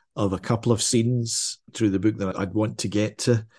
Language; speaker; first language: English; native; English